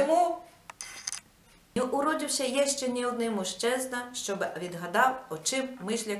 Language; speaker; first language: Polish; non-native, learner; Ukrainian